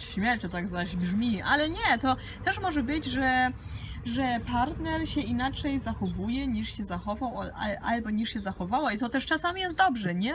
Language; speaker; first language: Polish; early bilingual, heritage; Polish